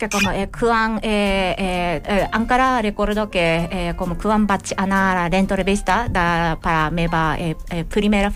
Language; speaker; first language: Catalan; non-native, learner; Japanese